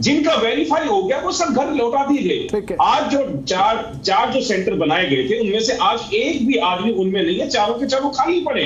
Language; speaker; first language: Hindi; native; Hindi